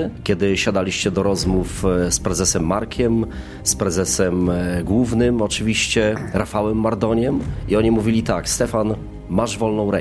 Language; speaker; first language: Polish; native; Polish